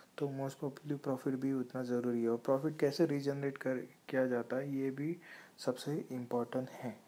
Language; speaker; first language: Hindi; native; Hindi